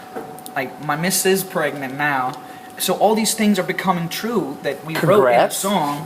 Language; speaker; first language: English; non-native, fluent; Danish